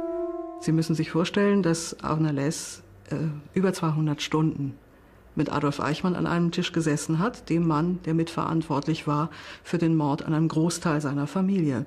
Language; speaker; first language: German; native; German